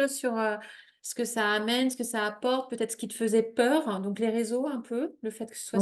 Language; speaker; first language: French; native; French